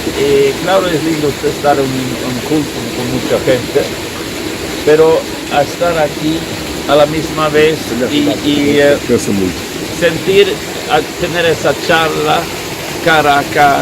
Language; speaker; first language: Spanish; non-native, fluent; Swedish